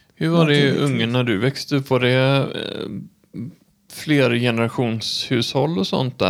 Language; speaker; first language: Swedish; native; Swedish